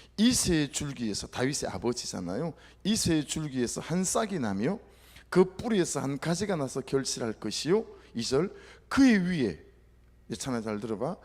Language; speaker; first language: Korean; native; Korean